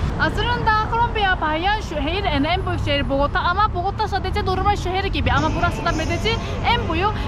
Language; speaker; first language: Turkish; non-native, learner; Spanish